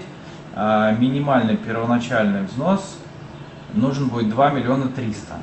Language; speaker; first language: Russian; native; Russian